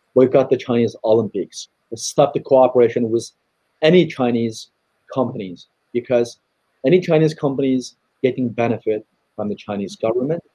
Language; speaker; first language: English; non-native, fluent; Chinese